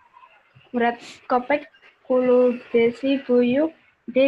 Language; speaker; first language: Turkish; non-native, learner; Indonesian